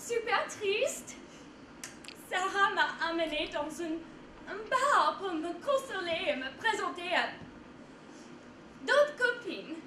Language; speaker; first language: French; non-native, fluent; English